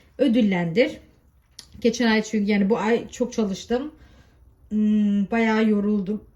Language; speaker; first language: Turkish; early bilingual, heritage; Turkish